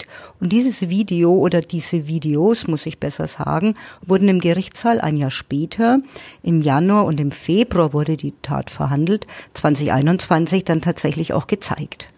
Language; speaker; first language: German; native; German